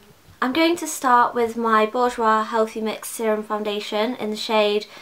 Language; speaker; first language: English; native; English